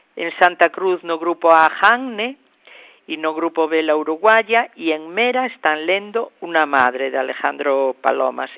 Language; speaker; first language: Spanish; native; Spanish